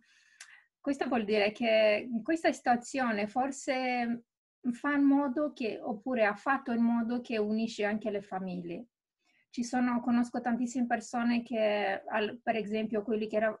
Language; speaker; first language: Italian; non-native, fluent; Romanian